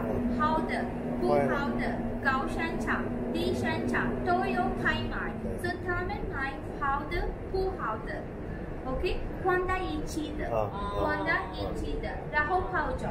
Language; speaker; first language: Chinese; non-native, learner; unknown